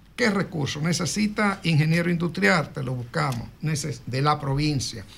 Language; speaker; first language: Spanish; native; Spanish